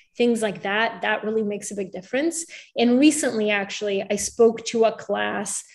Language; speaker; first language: English; early bilingual, other home language; Bulgarian